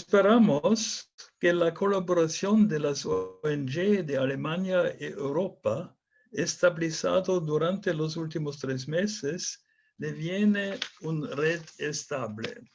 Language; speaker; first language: Spanish; non-native, fluent; German